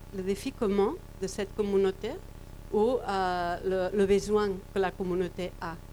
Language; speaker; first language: French; non-native, fluent; Spanish